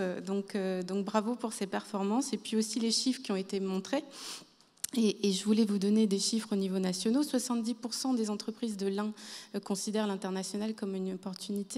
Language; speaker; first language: French; native; French